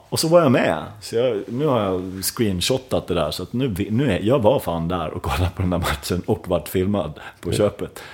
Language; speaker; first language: Swedish; native; Swedish